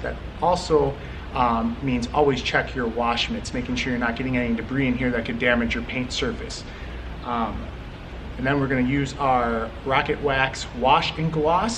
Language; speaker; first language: English; native; English